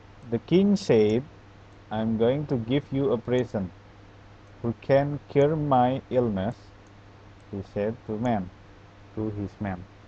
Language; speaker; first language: English; non-native, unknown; Indonesian